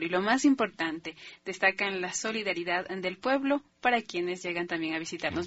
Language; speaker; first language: Spanish; native; Spanish